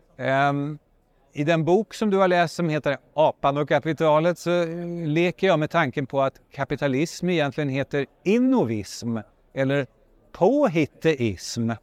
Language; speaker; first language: Swedish; native; Swedish